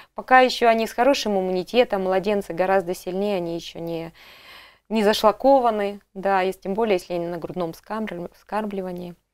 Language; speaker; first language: Russian; native; Russian